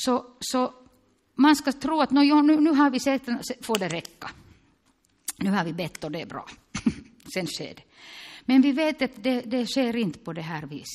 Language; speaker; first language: Swedish; non-native, local second language; Finnish